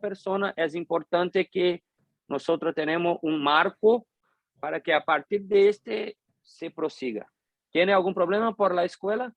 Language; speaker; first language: Spanish; non-native, fluent; Portuguese